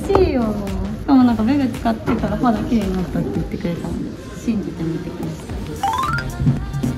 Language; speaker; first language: Japanese; native; Japanese